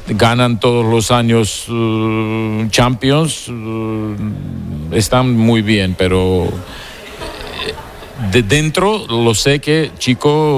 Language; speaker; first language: Spanish; non-native, fluent; Georgian